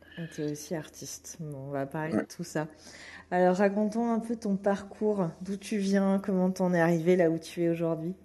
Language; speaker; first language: French; native; French